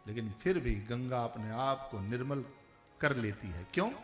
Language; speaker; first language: Hindi; non-native, local second language; Gujarati